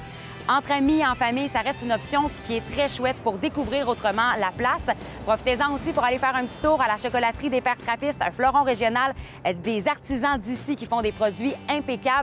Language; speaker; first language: French; native; French